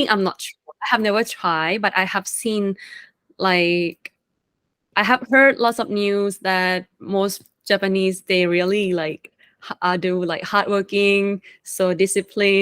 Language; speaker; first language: English; non-native, fluent; Thai